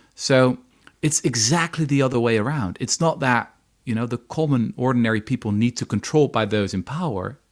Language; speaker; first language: English; non-native, fluent; Dutch